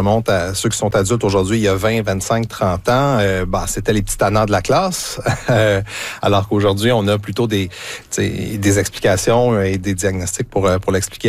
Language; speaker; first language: French; native; French